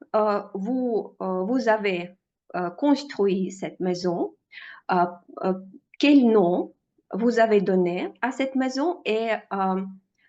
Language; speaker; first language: French; non-native, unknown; Russian